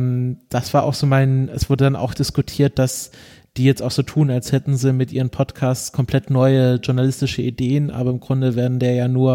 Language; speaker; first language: German; native; German